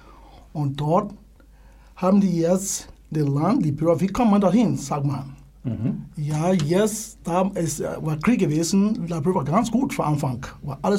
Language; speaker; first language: German; non-native, learner; English